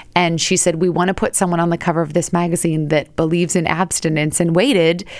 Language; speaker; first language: English; native; English